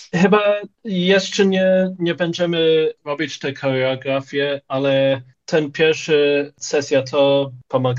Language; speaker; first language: Polish; early bilingual, heritage; English